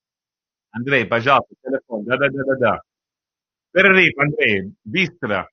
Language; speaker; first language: Russian; non-native, learner; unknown